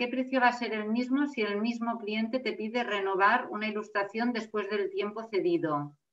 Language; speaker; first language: Spanish; non-native, local second language; Catalan